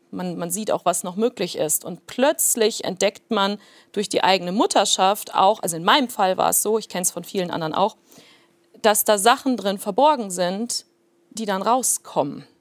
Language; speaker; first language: German; early bilingual, other home language; Plautdietsch